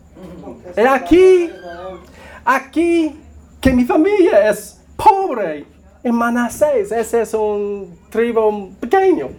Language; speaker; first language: Spanish; non-native, learner; English